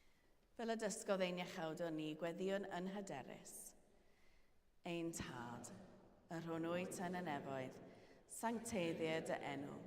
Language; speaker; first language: Welsh; native; Welsh